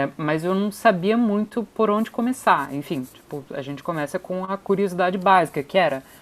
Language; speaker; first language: Portuguese; non-native, fluent; English